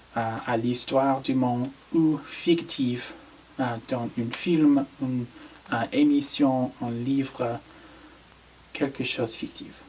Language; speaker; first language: French; non-native, learner; English